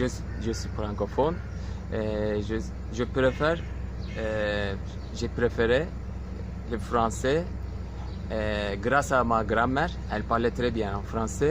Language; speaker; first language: French; non-native, learner; Turkish